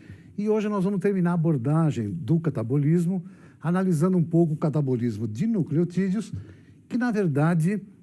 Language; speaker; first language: Portuguese; native; Portuguese